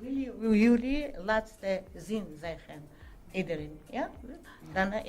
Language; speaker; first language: Dutch; non-native, learner; Tajik